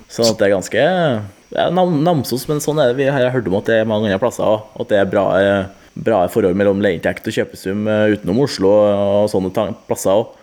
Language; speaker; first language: Norwegian; native; Norwegian